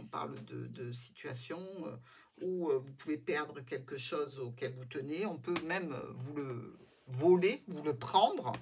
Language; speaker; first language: French; native; French